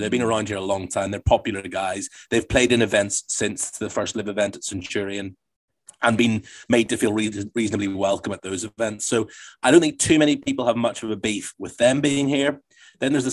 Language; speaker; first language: English; native; English